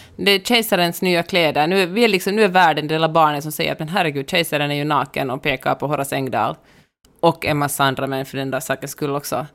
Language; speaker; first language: Swedish; native; Swedish